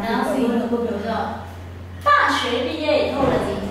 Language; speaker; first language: Chinese; non-native, fluent; Vietnamese